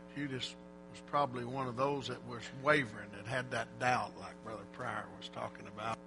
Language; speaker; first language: English; native; English